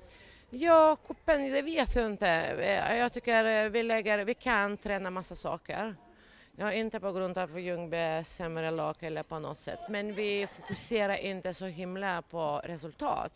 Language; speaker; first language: Swedish; non-native, fluent; Lithuanian